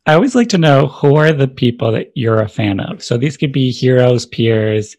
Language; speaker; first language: English; native; English